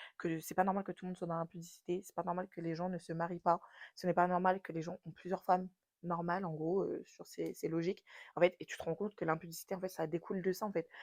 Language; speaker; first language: French; native; French